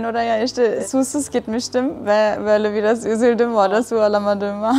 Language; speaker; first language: Turkish; non-native, fluent; German